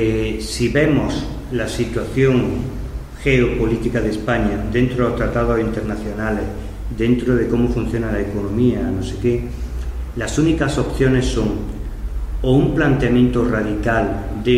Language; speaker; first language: Spanish; native; Spanish